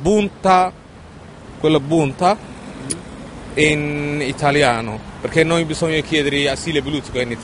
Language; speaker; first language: Italian; non-native, learner; Somali